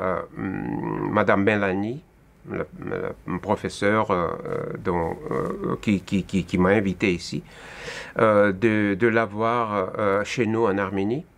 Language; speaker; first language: French; non-native, fluent; Russian